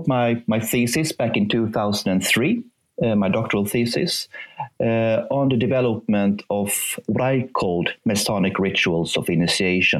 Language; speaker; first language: English; non-native, fluent; Swedish